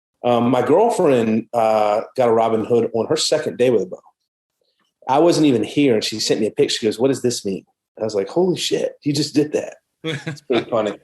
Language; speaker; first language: English; native; English